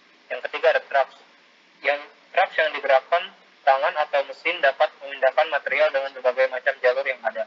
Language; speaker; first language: Indonesian; native; Indonesian